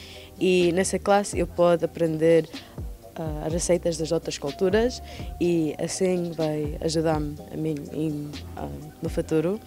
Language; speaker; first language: Portuguese; early bilingual, heritage; Portuguese